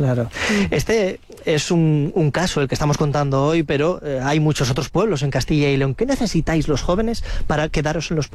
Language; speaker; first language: Spanish; native; Spanish